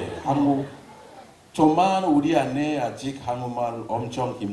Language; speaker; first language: Korean; non-native, learner; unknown